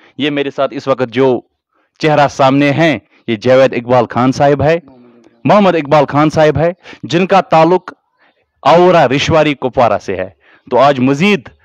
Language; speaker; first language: Hindi; non-native, local second language; Kashmiri